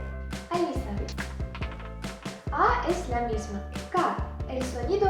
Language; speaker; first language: Spanish; non-native, fluent; Russian